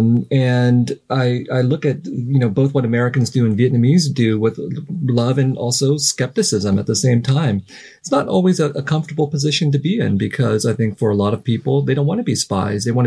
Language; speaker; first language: English; native; English